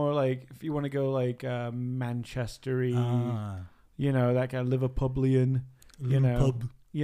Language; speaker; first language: English; native; English